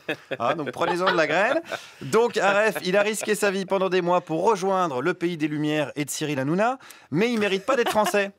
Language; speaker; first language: French; native; French